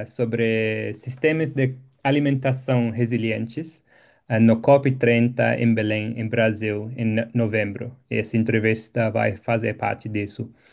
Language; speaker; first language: Portuguese; non-native, fluent; English